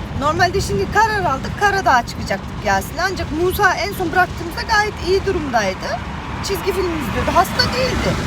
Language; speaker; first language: Turkish; early bilingual, heritage; Turkish